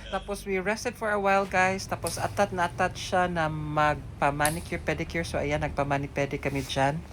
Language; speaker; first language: Filipino; native; Filipino